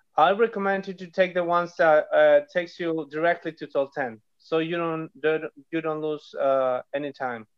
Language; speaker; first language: English; non-native, fluent; Spanish